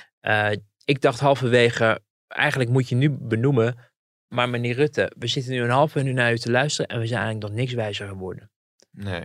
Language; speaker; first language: Dutch; native; Dutch